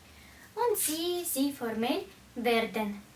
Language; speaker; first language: German; non-native, fluent; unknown